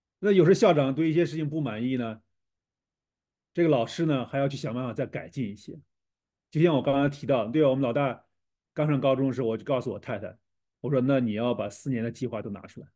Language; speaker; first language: Chinese; native; Chinese